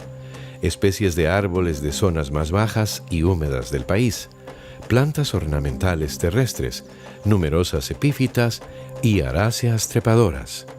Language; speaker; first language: Spanish; native; Spanish